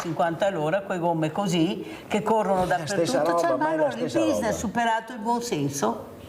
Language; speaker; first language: Italian; native; Italian